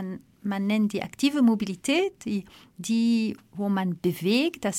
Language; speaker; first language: German; non-native, fluent; French